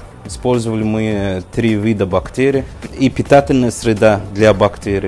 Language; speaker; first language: Russian; non-native, learner; Arabic